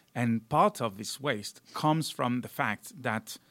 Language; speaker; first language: English; non-native, fluent; French